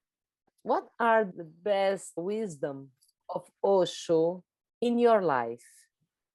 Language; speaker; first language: English; non-native, learner; German